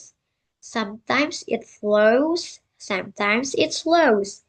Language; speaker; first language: English; non-native, learner; Indonesian